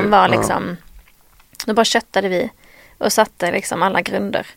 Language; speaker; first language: Swedish; native; Swedish